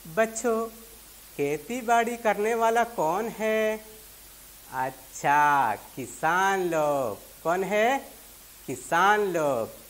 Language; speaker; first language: Urdu; non-native, local second language; Malayalam